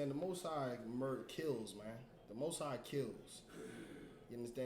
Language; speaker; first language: English; native; English